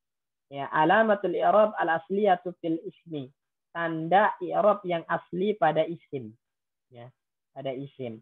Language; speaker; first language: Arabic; non-native, fluent; Indonesian